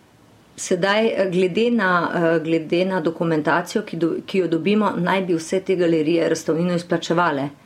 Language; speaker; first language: Slovenian; native; Slovenian